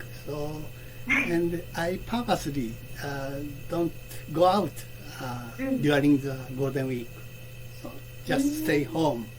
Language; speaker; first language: English; non-native, learner; Japanese